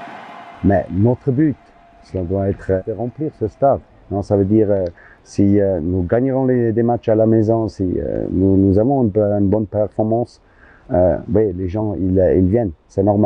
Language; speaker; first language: French; non-native, local second language; German